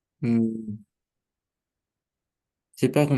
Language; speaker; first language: French; non-native, learner; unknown